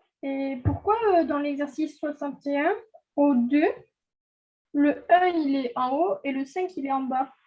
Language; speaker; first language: French; native; French